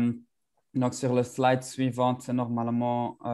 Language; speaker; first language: French; non-native, local second language; Dutch